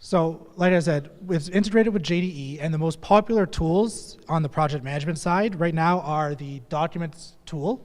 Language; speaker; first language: English; native; English